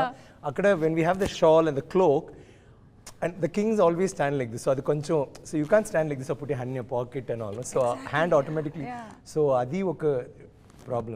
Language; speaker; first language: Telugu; non-native, learner; Tamil